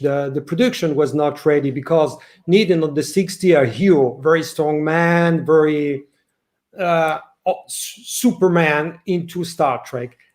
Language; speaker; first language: English; non-native, learner; French